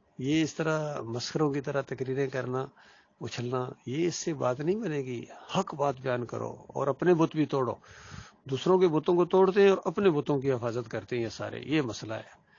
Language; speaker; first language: Urdu; non-native, local second language; Punjabi